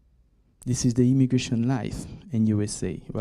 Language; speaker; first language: English; non-native, learner; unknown